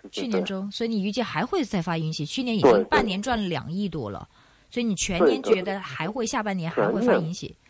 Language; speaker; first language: Chinese; non-native, local second language; Cantonese